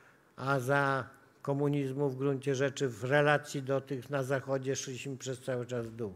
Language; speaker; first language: Polish; native; Polish